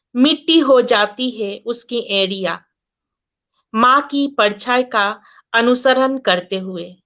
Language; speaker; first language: Hindi; non-native, local second language; Assamese